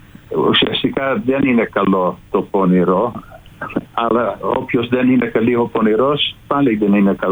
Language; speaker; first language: Greek; non-native, fluent; Dutch